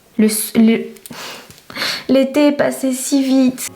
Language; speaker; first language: French; native; French